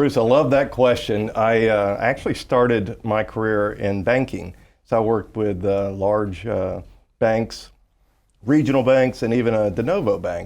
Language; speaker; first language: English; native; English